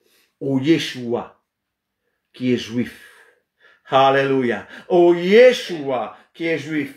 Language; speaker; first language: French; non-native, fluent; Kabuverdianu